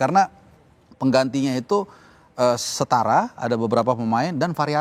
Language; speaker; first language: Indonesian; native; Indonesian